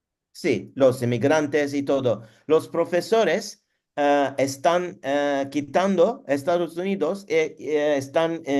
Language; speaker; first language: Spanish; non-native, learner; Turkish